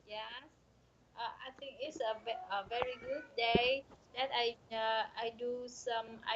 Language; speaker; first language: English; non-native, learner; Vietnamese